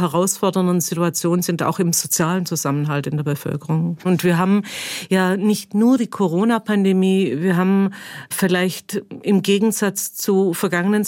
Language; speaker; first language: German; native; German